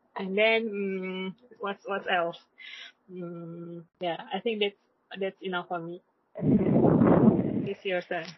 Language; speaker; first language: English; non-native, learner; Indonesian